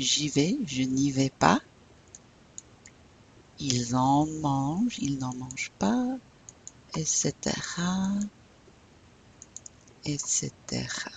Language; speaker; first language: French; non-native, fluent; English